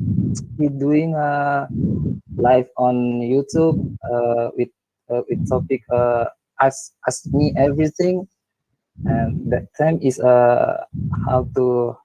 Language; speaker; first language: English; non-native, learner; Indonesian